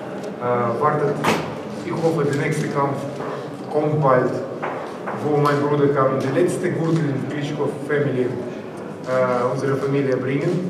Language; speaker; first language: German; non-native, learner; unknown